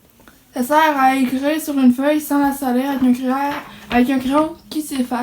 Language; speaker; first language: French; native; French